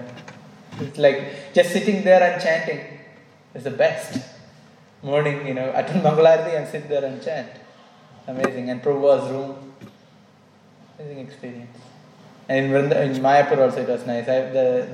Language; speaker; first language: English; non-native, local second language; Malayalam